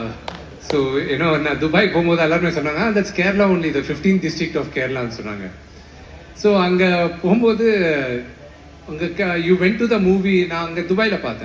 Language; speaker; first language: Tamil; non-native, local second language; Telugu